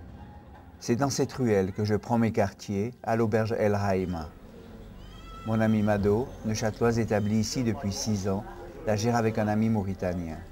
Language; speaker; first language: French; native; French